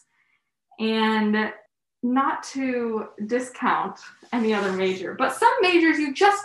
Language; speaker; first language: English; native; English